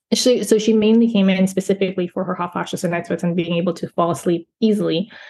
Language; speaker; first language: English; native; English